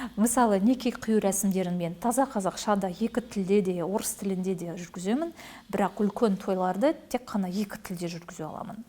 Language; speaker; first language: Kazakh; non-native, local second language; Russian